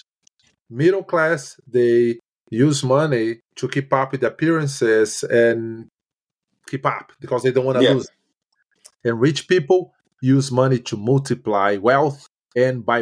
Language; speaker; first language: English; non-native, fluent; Portuguese